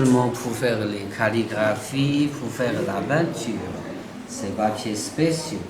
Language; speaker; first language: French; non-native, learner; Chinese